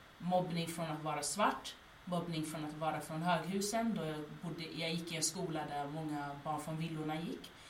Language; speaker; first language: Swedish; native; Swedish